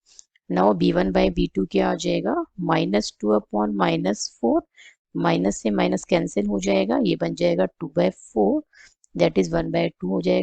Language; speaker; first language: Hindi; native; Hindi